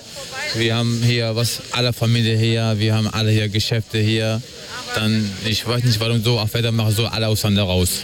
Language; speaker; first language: German; non-native, learner; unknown